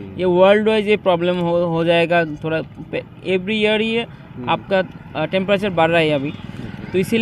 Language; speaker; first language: Hindi; non-native, learner; Bangla